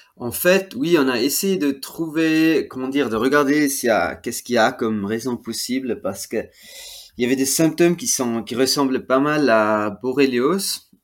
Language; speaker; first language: French; non-native, fluent; Swiss German